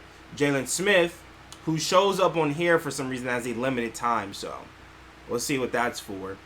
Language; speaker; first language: English; native; English